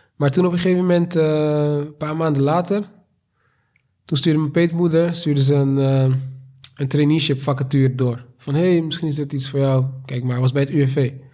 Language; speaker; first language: Dutch; native; Dutch